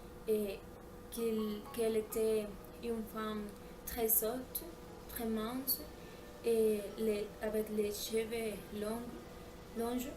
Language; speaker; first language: French; non-native, learner; Spanish